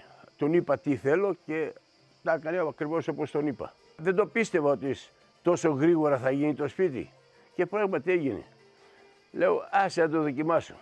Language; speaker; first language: Greek; early bilingual, other home language; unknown